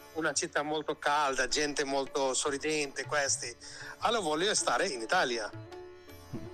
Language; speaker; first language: Italian; non-native, learner; Hindi